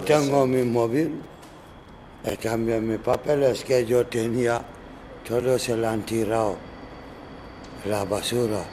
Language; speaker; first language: Spanish; non-native, learner; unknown